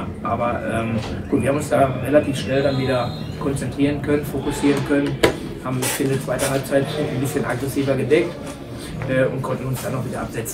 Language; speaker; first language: German; native; German